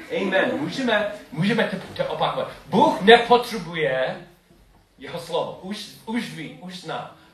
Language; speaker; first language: Czech; non-native, fluent; English